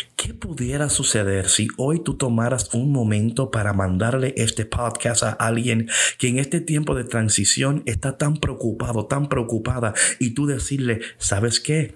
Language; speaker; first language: Spanish; early bilingual, heritage; English